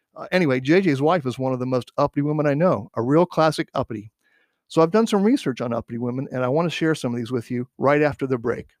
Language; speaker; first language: English; native; English